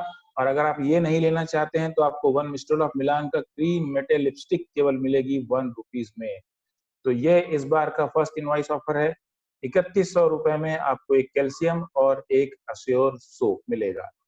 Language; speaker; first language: Hindi; native; Hindi